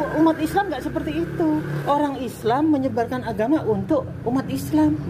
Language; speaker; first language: Malay; non-native, local second language; Javanese